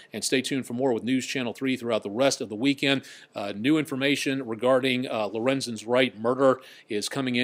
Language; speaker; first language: English; native; English